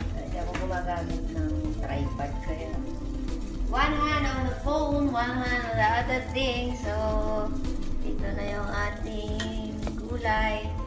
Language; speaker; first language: Filipino; non-native, local second language; Hiligaynon